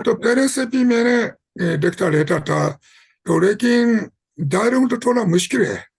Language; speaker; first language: Hindi; non-native, fluent; Japanese